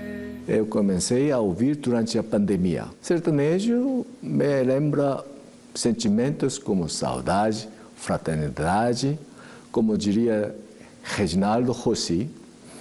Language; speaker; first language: Portuguese; non-native, learner; Korean